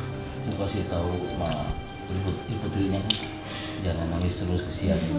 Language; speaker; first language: Indonesian; native; Indonesian